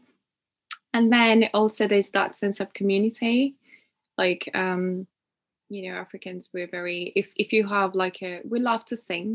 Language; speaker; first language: English; non-native, local second language; Ganda